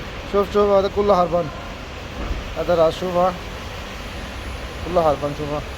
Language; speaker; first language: Arabic; non-native, learner; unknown